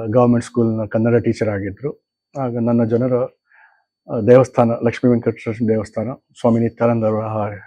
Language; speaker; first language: Kannada; non-native, local second language; Konkani